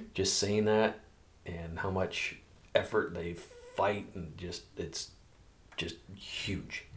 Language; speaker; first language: English; native; English